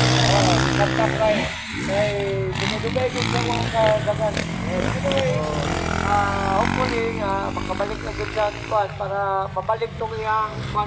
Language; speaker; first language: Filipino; non-native, local second language; Cebuano